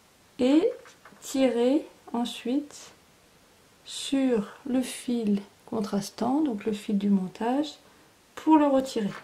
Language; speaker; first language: French; native; French